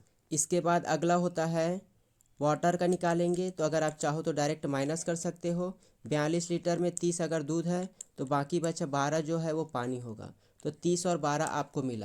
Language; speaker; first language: Hindi; native; Hindi